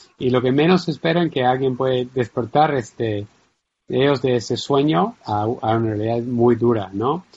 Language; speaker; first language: Spanish; non-native, fluent; English